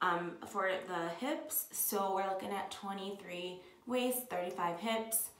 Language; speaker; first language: English; native; English